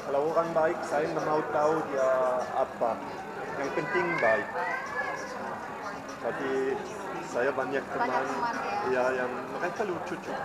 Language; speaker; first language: Indonesian; non-native, fluent; German